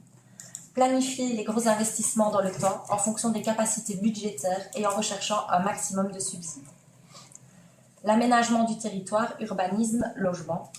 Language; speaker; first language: French; native; French